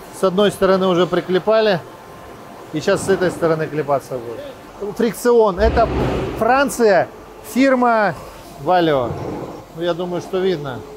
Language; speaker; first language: Russian; native; Russian